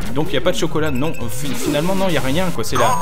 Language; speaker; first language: French; native; French